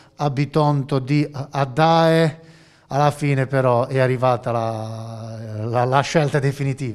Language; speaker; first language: Italian; native; Italian